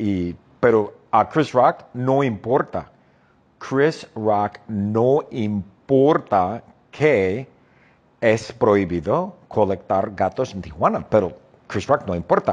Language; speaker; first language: Spanish; non-native, fluent; English